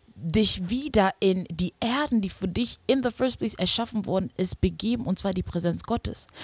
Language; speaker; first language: German; non-native, fluent; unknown